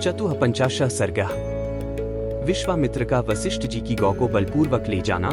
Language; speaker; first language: Hindi; native; Hindi